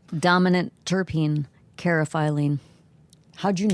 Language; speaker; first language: English; native; English